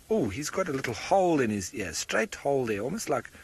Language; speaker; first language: English; native; English